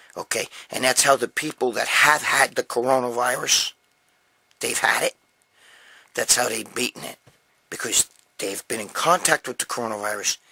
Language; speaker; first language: English; native; English